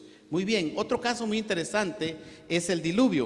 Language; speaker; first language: Spanish; native; Spanish